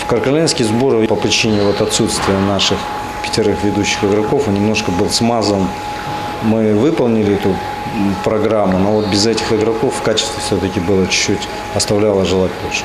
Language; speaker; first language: Russian; native; Russian